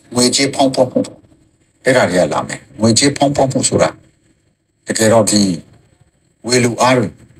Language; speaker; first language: Burmese; non-native, local second language; Hakha Chin